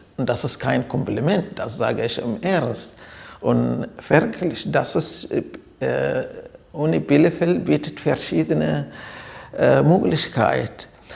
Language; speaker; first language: German; non-native, fluent; Arabic